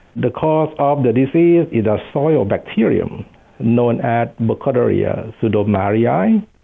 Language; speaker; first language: English; non-native, fluent; Thai